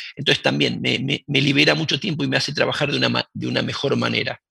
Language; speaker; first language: Spanish; native; Spanish